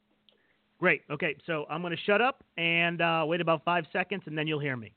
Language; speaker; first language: English; native; English